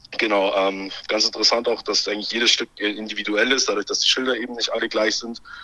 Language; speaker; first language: German; native; German